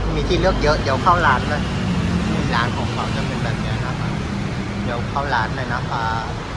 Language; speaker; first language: Thai; non-native, fluent; Vietnamese